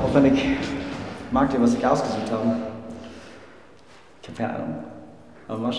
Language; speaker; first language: German; non-native, fluent; English